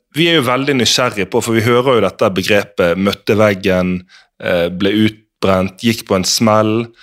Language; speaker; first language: Norwegian; native; Norwegian